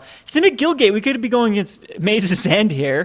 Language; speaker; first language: English; native; English